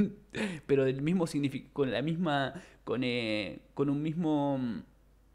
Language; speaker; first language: Spanish; native; Spanish